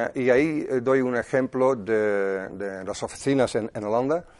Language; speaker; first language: Spanish; non-native, fluent; Dutch